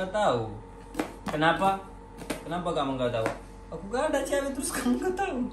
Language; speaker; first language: Indonesian; non-native, learner; Urdu